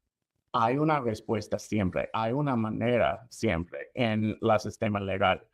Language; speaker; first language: Spanish; non-native, fluent; English